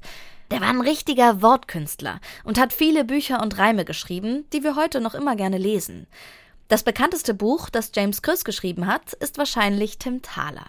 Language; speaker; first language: German; native; German